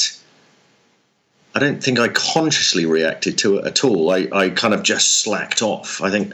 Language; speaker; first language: English; native; English